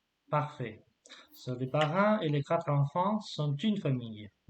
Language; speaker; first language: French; non-native, fluent; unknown